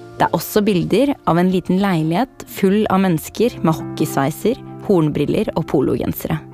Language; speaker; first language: Norwegian; native; Norwegian